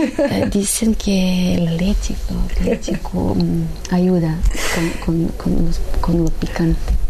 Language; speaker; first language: Spanish; non-native, fluent; Serbian